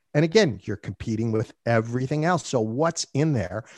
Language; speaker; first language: English; native; English